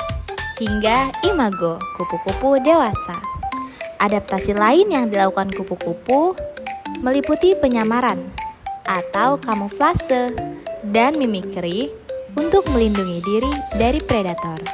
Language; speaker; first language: Indonesian; native; Indonesian